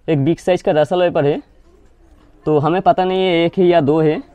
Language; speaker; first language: Hindi; non-native, local second language; Bangla